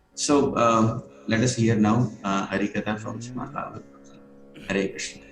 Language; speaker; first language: English; non-native, local second language; Hindi